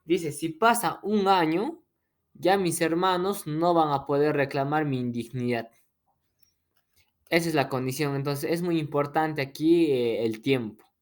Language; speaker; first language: Spanish; native; Spanish